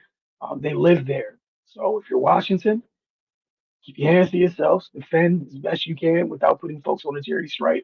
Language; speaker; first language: English; native; English